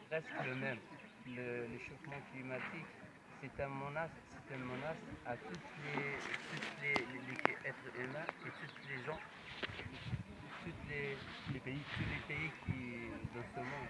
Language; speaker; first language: French; non-native, learner; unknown